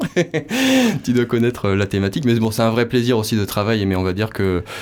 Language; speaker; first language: French; native; French